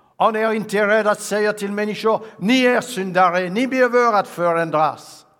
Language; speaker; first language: Swedish; non-native, fluent; French